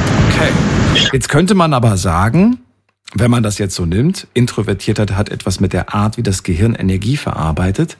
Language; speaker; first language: German; native; German